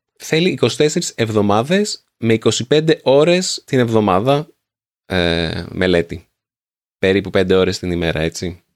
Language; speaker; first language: Greek; native; Greek